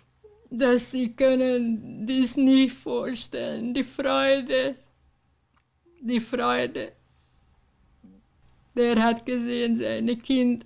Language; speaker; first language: German; non-native, learner; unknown